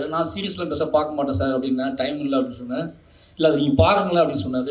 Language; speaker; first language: Tamil; native; Tamil